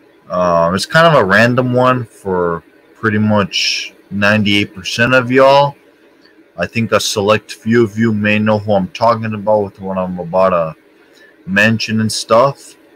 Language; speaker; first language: English; native; English